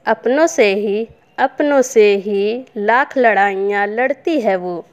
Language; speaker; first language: Hindi; native; Hindi